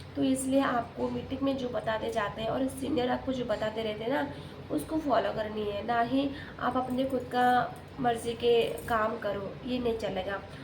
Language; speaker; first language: Hindi; non-native, local second language; Odia